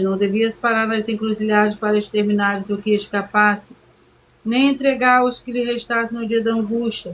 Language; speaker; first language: Portuguese; native; Portuguese